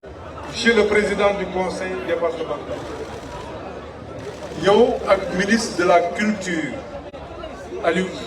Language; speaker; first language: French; non-native, local second language; Wolof